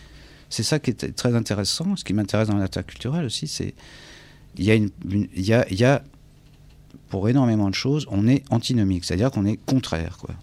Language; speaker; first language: French; native; French